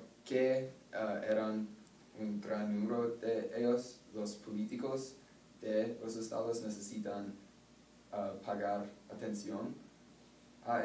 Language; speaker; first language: Spanish; non-native, learner; English